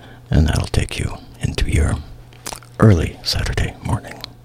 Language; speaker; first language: English; native; English